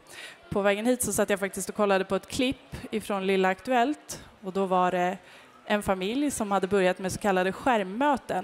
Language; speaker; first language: Swedish; native; Swedish